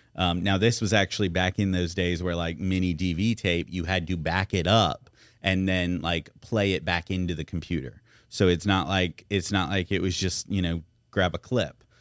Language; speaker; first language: English; native; English